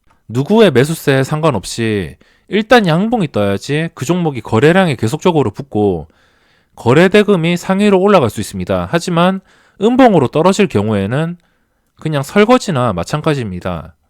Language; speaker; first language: Korean; native; Korean